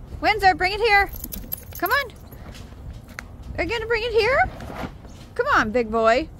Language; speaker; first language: English; native; English